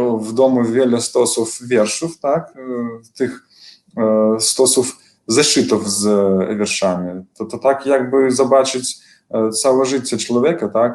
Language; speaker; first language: Polish; non-native, learner; Belarusian